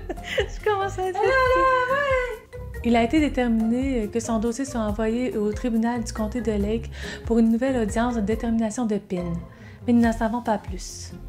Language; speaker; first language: French; native; French